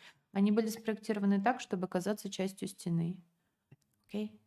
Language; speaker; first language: Russian; native; Russian